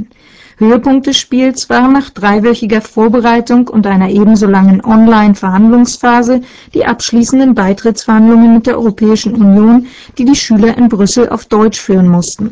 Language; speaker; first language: German; native; German